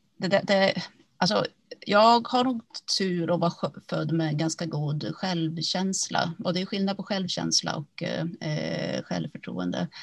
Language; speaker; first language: Swedish; early bilingual, other home language; Finnish